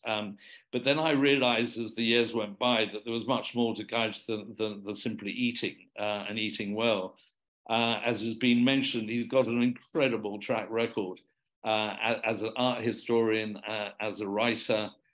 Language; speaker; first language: English; native; English